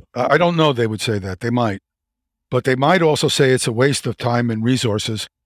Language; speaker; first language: English; native; English